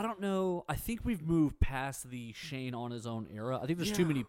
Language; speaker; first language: English; native; English